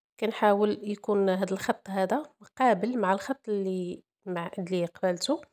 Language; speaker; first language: Arabic; native; Arabic